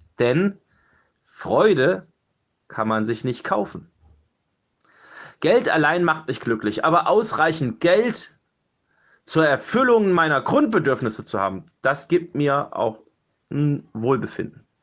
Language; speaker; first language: German; native; German